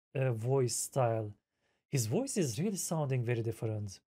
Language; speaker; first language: English; non-native, fluent; Turkish